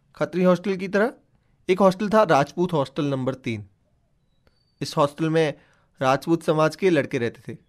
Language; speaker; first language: Hindi; native; Hindi